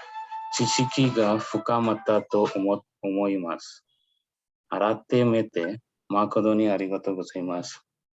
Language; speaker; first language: Japanese; non-native, fluent; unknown